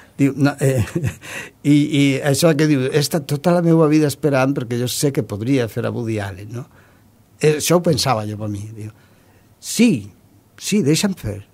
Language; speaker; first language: Catalan; non-native, local second language; Spanish